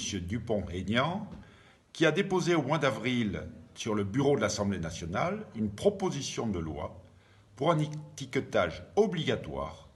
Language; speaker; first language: French; native; French